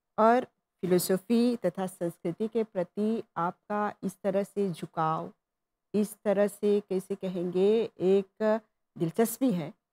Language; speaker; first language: Hindi; non-native, local second language; Morisyen